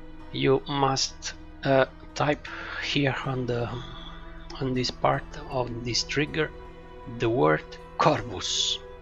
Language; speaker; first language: English; non-native, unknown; Italian